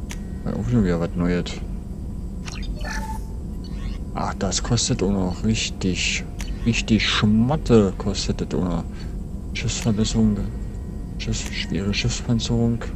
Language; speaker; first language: German; native; German